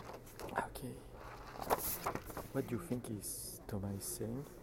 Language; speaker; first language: English; non-native, fluent; French